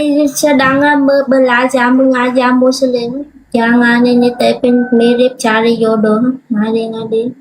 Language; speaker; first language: Indonesian; non-native, learner; Vietnamese